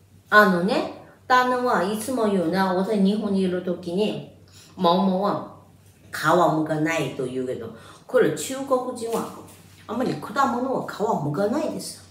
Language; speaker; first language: Japanese; non-native, fluent; Chinese